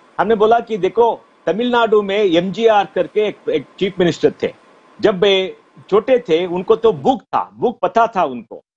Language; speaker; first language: Hindi; non-native, local second language; Konkani